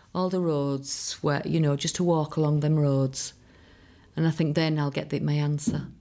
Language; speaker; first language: English; early bilingual, other home language; Irish